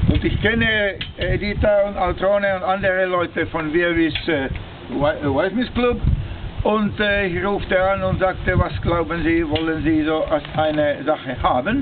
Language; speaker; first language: German; non-native, learner; Finnish